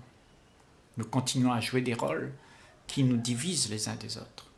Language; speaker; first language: French; native; French